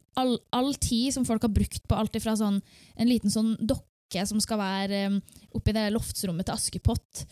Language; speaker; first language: Norwegian; native; Norwegian